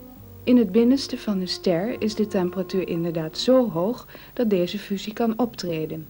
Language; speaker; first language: Dutch; native; Dutch